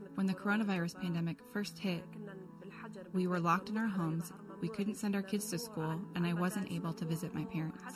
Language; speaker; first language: English; non-native, fluent; Kurdish